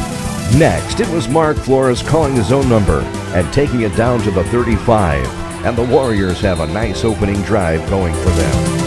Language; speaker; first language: English; native; English